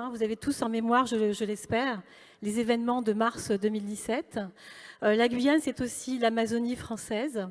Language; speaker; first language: French; native; French